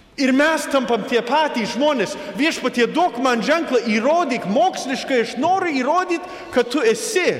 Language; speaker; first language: Lithuanian; early bilingual, heritage; Lithuanian